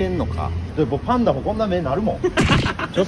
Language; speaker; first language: Japanese; native; Japanese